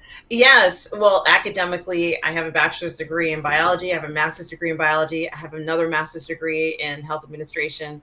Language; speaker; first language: English; native; English